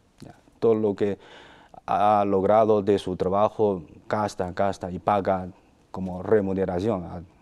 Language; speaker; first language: Spanish; non-native, fluent; Chinese